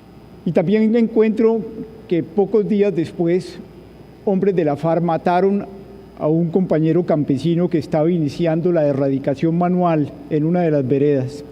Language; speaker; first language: Spanish; native; Spanish